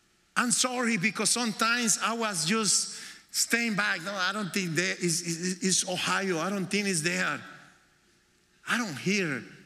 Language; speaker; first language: English; non-native, fluent; Spanish